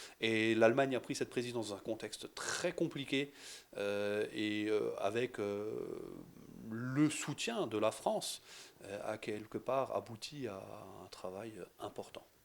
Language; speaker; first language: French; native; French